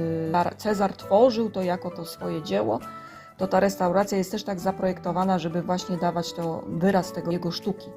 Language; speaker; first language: Polish; native; Polish